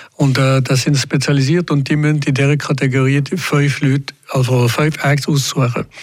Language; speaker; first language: German; non-native, local second language; French